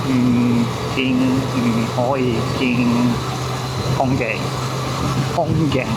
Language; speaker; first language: Cantonese; non-native, learner; English